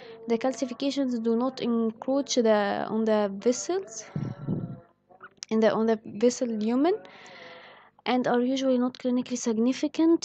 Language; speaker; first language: English; non-native, fluent; Arabic